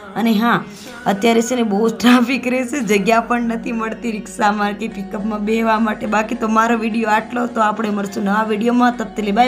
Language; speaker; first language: Gujarati; non-native, local second language; Bhili